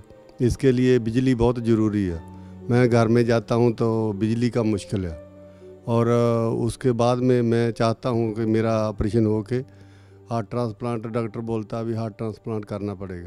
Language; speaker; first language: Hindi; non-native, local second language; Malayalam